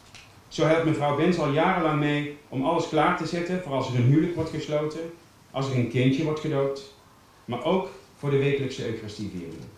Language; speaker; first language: Dutch; native; Dutch